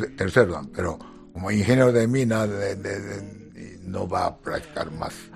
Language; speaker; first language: Spanish; non-native, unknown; Japanese